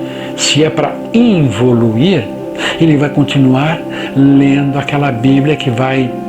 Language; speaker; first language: Portuguese; native; Portuguese